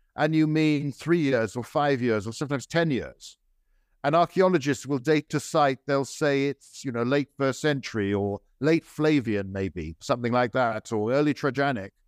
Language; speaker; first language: English; native; English